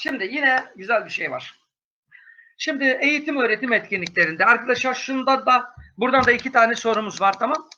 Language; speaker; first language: Turkish; native; Turkish